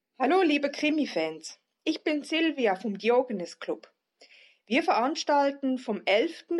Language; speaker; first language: German; native; German